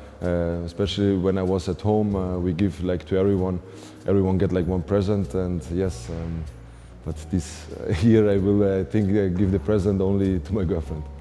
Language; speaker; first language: English; non-native, fluent; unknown